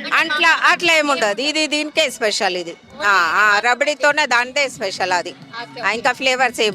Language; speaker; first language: Telugu; native; Telugu